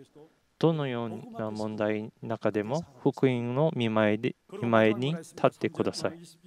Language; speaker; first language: Japanese; non-native, fluent; Korean